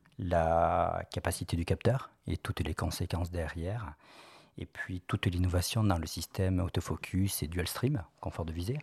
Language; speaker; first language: French; native; French